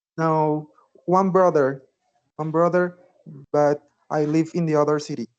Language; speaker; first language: English; non-native, learner; Spanish